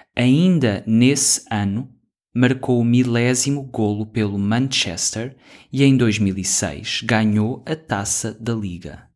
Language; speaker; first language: Portuguese; non-native, fluent; English